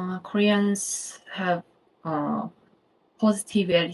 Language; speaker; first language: English; non-native, fluent; Korean